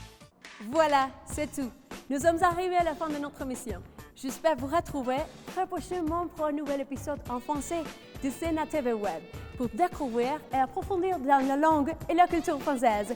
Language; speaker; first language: French; non-native, fluent; Spanish